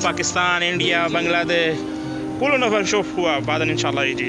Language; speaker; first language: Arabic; non-native, learner; Urdu